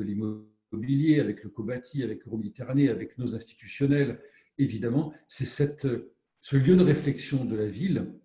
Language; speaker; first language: French; native; French